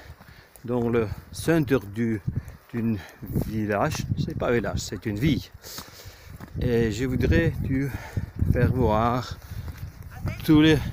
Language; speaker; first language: French; non-native, learner; Ukrainian